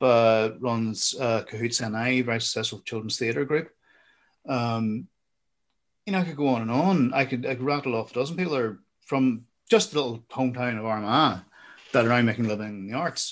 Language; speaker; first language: English; native; English